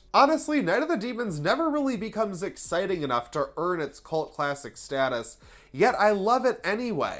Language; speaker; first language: English; native; English